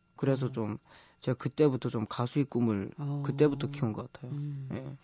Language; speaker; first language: Korean; early bilingual, heritage; Korean